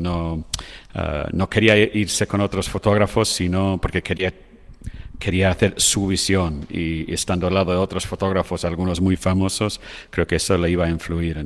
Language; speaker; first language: Spanish; non-native, fluent; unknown